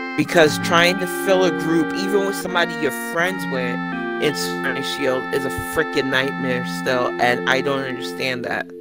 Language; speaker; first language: English; native; English